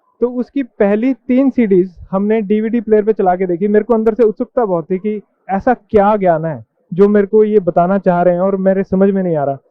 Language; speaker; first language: Hindi; native; Hindi